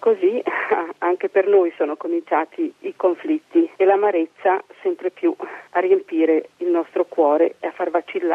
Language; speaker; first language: Italian; native; Italian